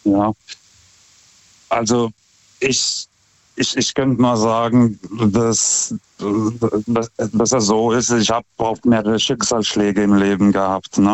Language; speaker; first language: German; non-native, fluent; Lithuanian